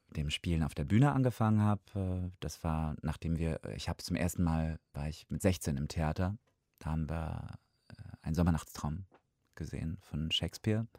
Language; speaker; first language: German; non-native, fluent; Russian